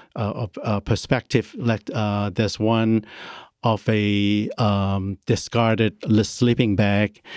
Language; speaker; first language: English; non-native, local second language; Cantonese